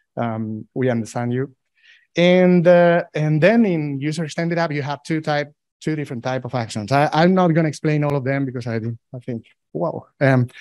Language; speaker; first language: English; non-native, fluent; Spanish